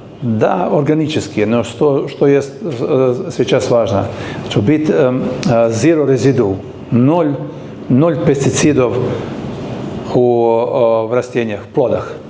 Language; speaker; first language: Russian; non-native, learner; Serbian